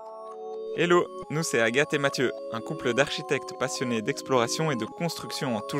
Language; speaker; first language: French; native; French